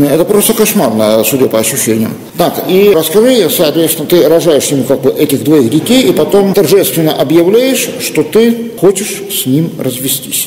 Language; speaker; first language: Russian; native; Russian